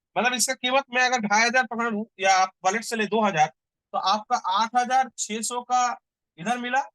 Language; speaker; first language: Hindi; non-native, local second language; Bangla